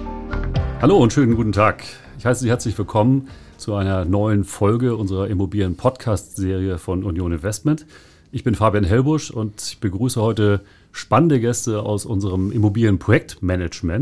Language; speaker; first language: German; native; German